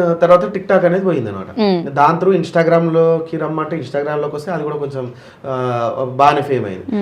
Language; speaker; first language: Telugu; native; Telugu